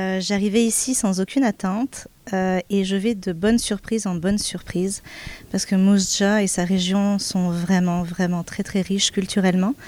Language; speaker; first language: French; native; French